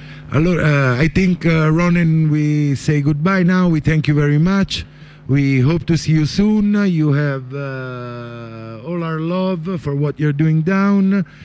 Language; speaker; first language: English; non-native, fluent; Italian